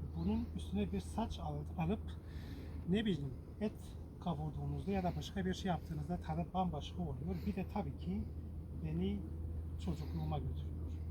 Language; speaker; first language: Turkish; non-native, local second language; Kurdish